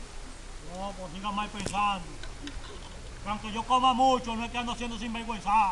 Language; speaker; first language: Spanish; native; Spanish